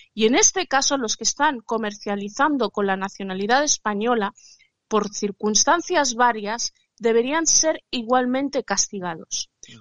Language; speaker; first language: Spanish; early bilingual, other home language; Arabic